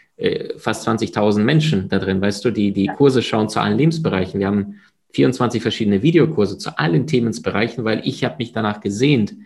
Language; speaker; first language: German; early bilingual, other home language; Russian